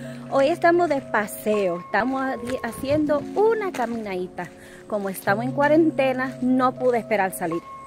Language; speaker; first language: Spanish; early bilingual, heritage; Spanish